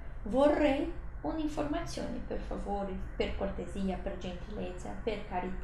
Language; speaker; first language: Italian; non-native, fluent; Portuguese